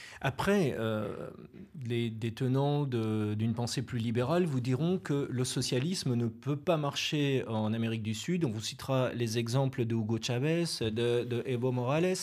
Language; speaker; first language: French; native; French